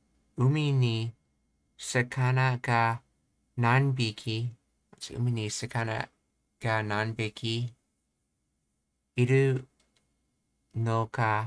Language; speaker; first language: Japanese; non-native, learner; English